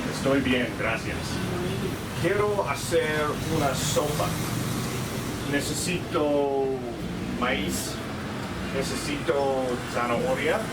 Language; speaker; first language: Spanish; non-native, learner; English